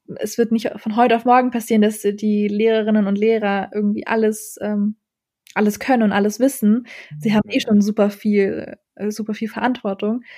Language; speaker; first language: German; early bilingual, other home language; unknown